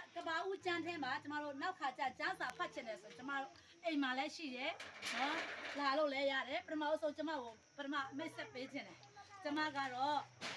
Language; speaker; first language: Burmese; non-native, local second language; Mizo